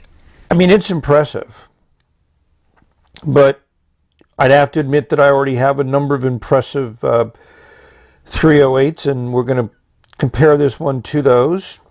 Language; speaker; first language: English; native; English